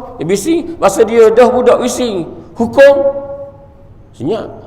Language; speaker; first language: Malay; native; Malay